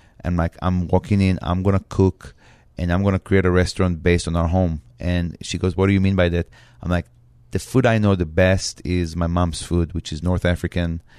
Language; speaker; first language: English; non-native, fluent; Hebrew